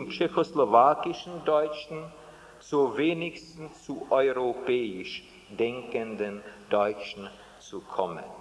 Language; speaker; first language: German; non-native, fluent; Czech